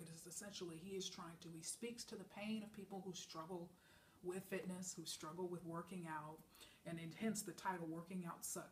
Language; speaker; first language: English; native; English